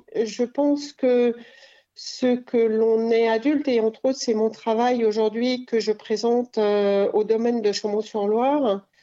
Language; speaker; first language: French; native; French